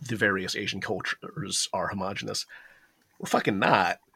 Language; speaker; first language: English; early bilingual, other home language; Japanese